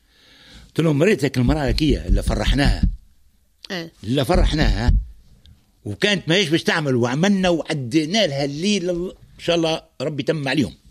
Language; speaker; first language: Arabic; native; Arabic